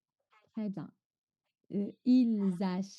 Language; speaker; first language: French; non-native, fluent; Chinese